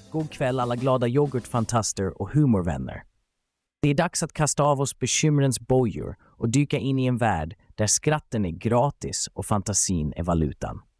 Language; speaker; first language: Swedish; native; Swedish